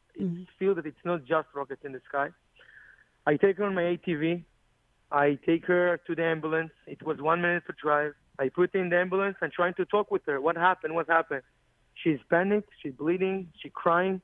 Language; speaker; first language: English; non-native, learner; Hebrew